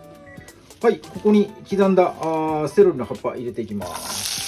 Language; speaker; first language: Japanese; native; Japanese